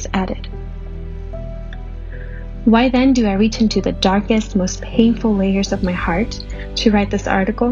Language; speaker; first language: English; early bilingual, other home language; Spanish